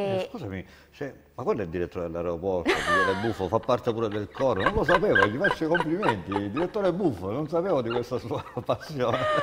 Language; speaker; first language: Italian; native; Italian